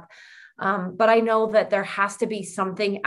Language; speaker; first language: English; native; English